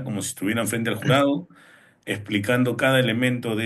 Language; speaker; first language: Spanish; native; Spanish